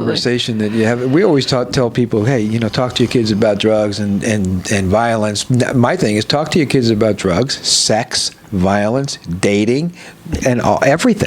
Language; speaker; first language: English; native; English